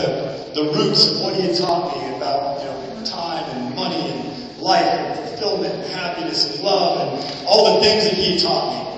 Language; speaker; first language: English; native; English